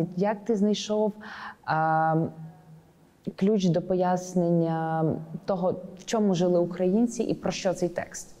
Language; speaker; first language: Ukrainian; native; Ukrainian